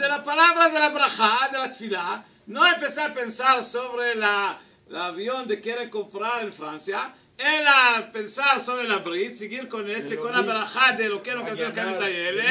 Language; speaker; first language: Spanish; non-native, learner; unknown